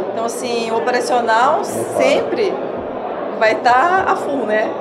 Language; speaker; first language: Portuguese; native; Portuguese